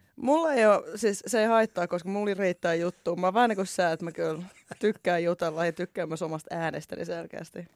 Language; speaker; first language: Finnish; native; Finnish